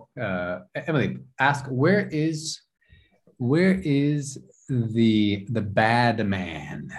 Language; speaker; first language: English; non-native, fluent; Spanish